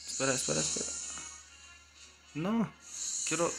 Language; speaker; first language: Spanish; native; Spanish